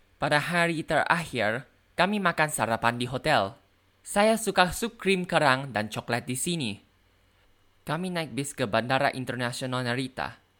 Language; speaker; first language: Indonesian; non-native, learner; Thai